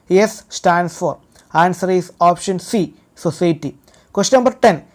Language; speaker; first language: English; non-native, local second language; Malayalam